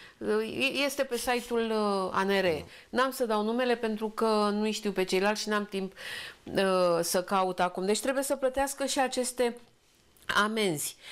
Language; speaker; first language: Romanian; native; Romanian